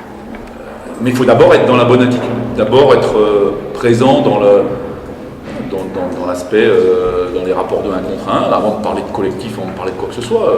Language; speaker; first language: French; native; French